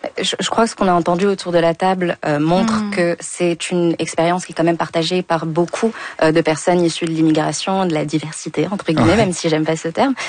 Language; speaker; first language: French; native; French